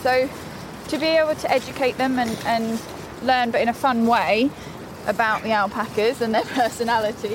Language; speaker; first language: English; native; English